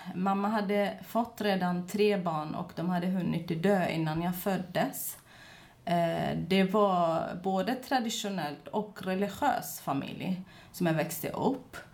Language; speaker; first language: Swedish; non-native, fluent; Kurdish